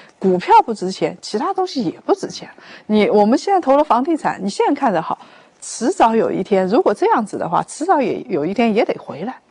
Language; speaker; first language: Chinese; native; Chinese